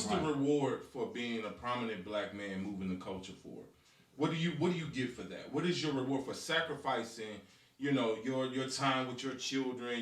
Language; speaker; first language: English; native; English